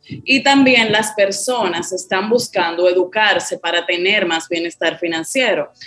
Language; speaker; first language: Spanish; native; Spanish